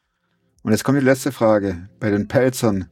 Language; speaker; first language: German; native; German